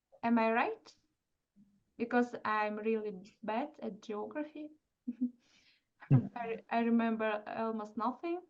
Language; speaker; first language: English; non-native, fluent; Russian